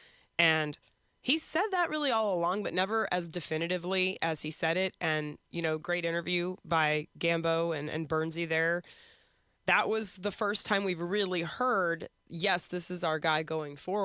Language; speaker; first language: English; native; English